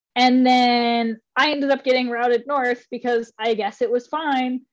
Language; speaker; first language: English; native; English